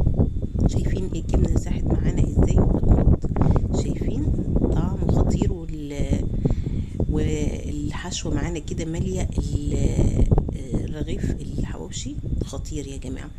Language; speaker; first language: Arabic; native; Arabic